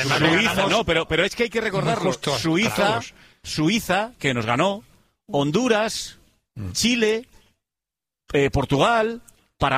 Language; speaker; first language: Spanish; native; Spanish